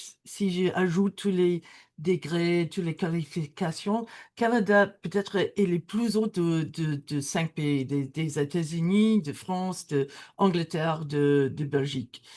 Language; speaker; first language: French; non-native, learner; English